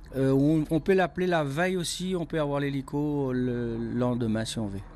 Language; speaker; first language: French; non-native, local second language; Réunion Creole French